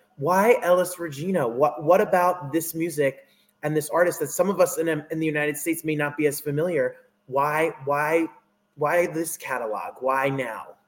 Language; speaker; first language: English; native; English